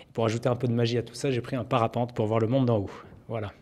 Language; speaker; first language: French; native; French